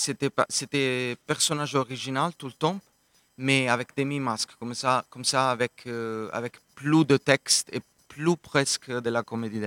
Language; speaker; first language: French; non-native, local second language; Italian